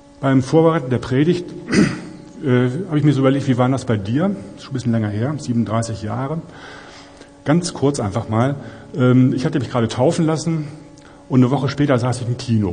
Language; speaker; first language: German; native; German